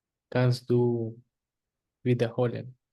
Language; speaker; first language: German; non-native, learner; Spanish